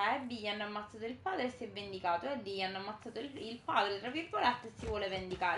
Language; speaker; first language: Italian; native; Italian